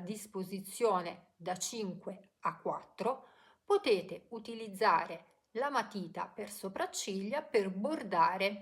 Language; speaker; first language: Italian; native; Italian